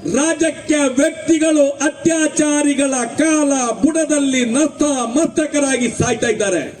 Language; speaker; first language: Kannada; non-native, local second language; Tulu